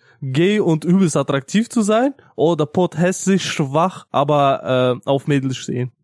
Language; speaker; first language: German; early bilingual, other home language; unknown